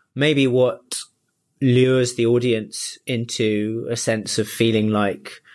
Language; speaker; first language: English; early bilingual, other home language; Japanese